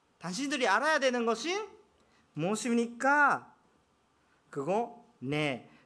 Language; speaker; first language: Korean; non-native, fluent; Japanese